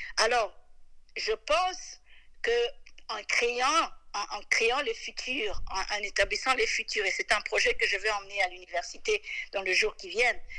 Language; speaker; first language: French; non-native, local second language; Lingala